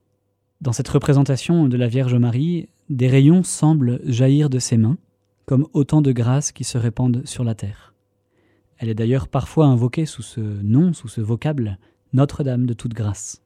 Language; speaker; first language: French; native; French